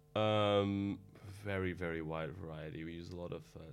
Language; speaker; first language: English; non-native, fluent; Dutch